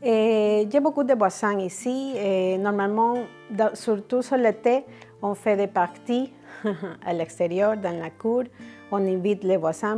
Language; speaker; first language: French; non-native, fluent; Spanish